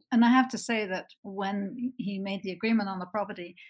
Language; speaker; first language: English; native; English